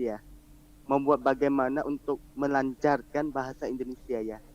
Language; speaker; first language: Indonesian; non-native, learner; Malay